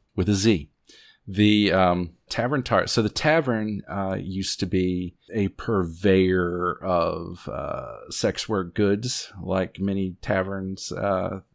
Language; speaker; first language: English; native; English